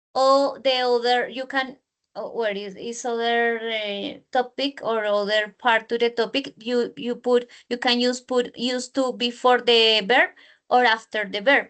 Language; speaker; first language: English; non-native, learner; Spanish